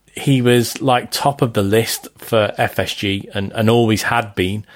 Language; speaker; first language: English; native; English